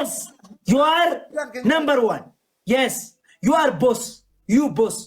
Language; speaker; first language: English; non-native, learner; Amharic